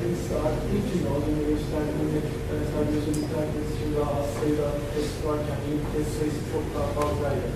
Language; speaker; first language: Turkish; native; Turkish